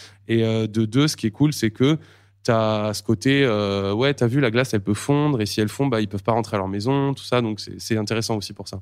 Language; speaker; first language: French; native; French